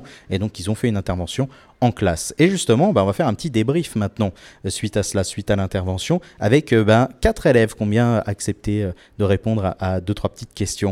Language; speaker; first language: French; native; French